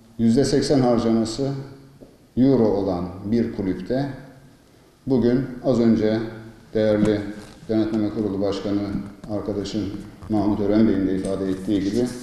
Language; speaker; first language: Turkish; native; Turkish